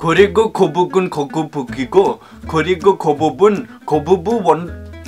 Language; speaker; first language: Korean; non-native, learner; English